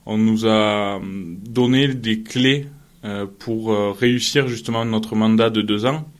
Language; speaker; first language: French; native; French